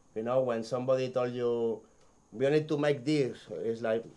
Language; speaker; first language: English; non-native, learner; Spanish